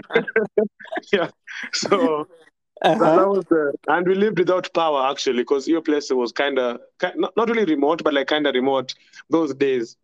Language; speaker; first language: English; non-native, local second language; Swahili